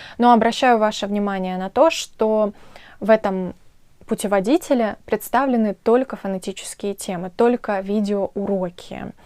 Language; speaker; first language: Russian; native; Russian